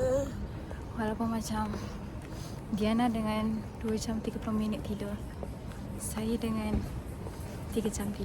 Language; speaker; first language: Malay; native; Malay